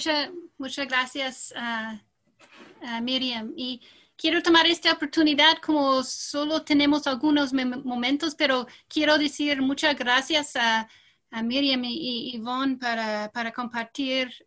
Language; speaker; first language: Spanish; non-native, fluent; English